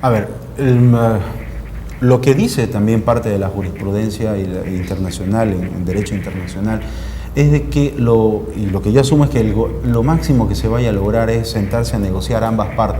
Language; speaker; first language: Spanish; native; Spanish